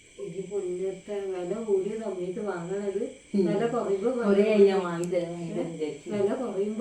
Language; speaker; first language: Malayalam; native; Malayalam